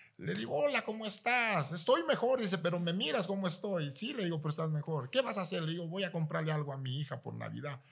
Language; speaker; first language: Spanish; native; Spanish